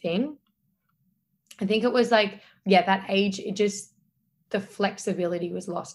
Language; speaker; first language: English; native; English